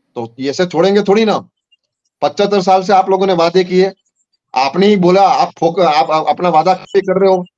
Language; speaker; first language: Hindi; non-native, local second language; Gujarati